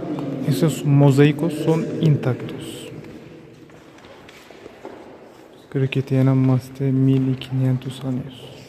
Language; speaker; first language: Spanish; non-native, learner; Turkish